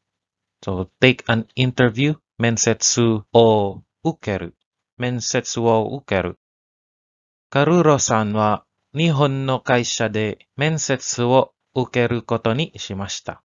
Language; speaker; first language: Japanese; non-native, learner; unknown